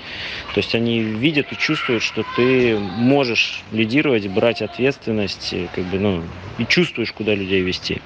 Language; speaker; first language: Russian; native; Russian